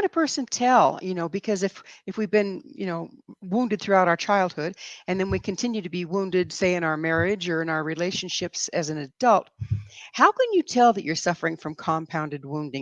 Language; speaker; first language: English; native; English